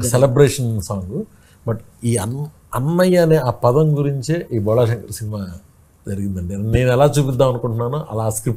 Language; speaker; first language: Telugu; native; Telugu